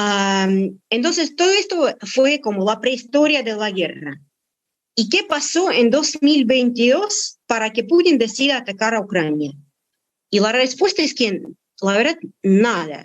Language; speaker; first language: Spanish; non-native, fluent; Russian